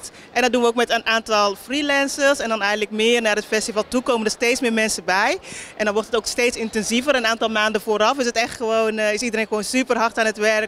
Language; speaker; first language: Dutch; native; Dutch